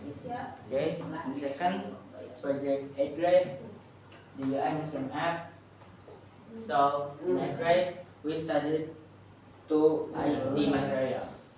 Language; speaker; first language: English; non-native, learner; Indonesian